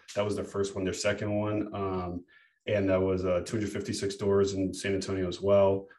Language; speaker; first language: English; native; English